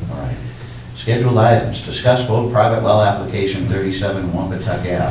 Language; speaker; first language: English; native; English